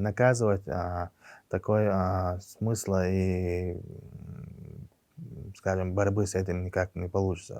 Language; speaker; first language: Russian; non-native, local second language; Chechen